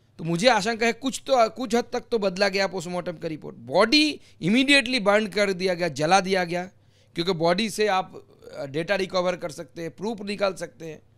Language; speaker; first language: Hindi; non-native, local second language; Bangla